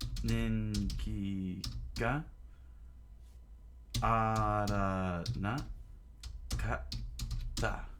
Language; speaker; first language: Japanese; non-native, learner; English